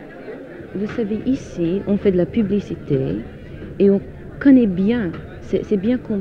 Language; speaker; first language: French; non-native, fluent; English